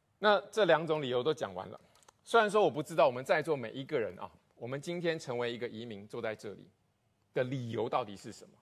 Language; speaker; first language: Chinese; native; Chinese